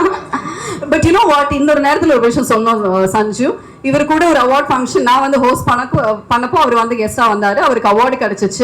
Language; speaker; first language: Tamil; native; Tamil